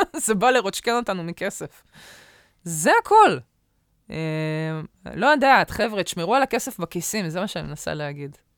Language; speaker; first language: Hebrew; native; Hebrew